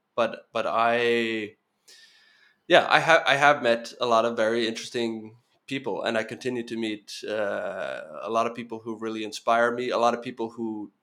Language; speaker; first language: English; non-native, fluent; Norwegian